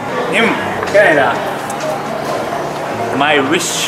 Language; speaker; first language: Vietnamese; non-native, learner; Japanese